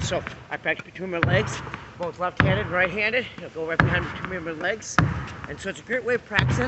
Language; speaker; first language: English; native; English